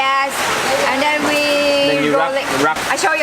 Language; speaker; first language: English; non-native, learner; Vietnamese